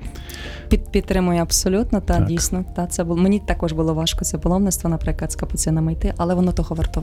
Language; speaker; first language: Ukrainian; native; Ukrainian